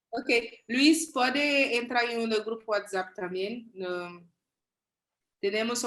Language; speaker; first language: Spanish; non-native, learner; Portuguese